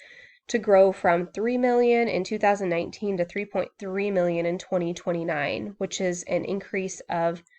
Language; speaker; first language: English; native; English